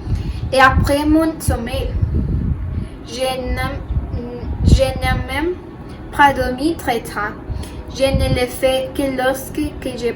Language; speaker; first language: French; non-native, learner; Spanish